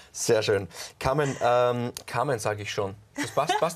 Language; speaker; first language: German; native; German